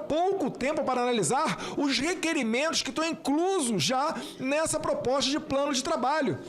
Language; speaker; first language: Portuguese; native; Portuguese